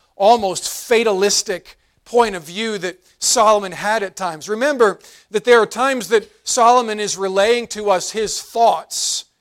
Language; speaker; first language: English; native; English